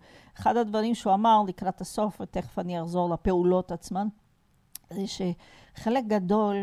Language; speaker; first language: Hebrew; non-native, fluent; Portuguese